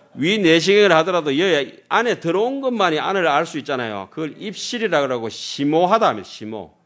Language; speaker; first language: Korean; native; Korean